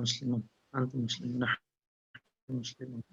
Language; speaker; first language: Arabic; non-native, learner; Urdu